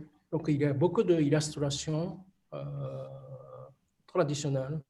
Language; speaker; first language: French; non-native, fluent; Japanese